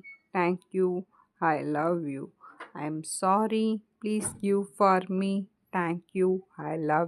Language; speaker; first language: English; non-native, learner; Tamil